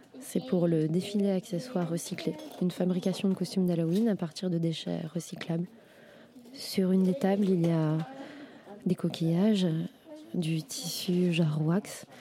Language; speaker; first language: French; native; French